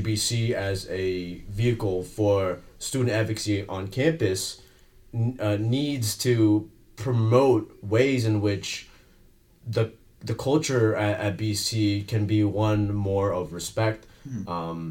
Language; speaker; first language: English; native; English